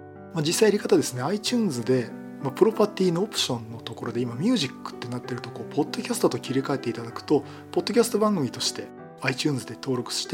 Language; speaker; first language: Japanese; native; Japanese